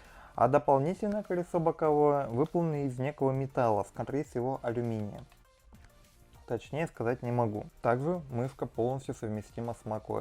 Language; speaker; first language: Russian; native; Russian